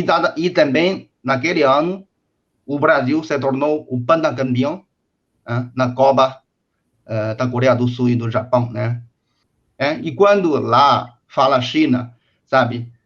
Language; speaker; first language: Portuguese; non-native, fluent; Chinese